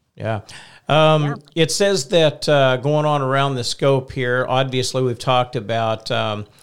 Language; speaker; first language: English; native; English